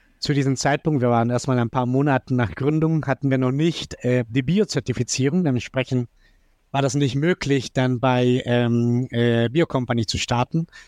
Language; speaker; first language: German; non-native, fluent; Spanish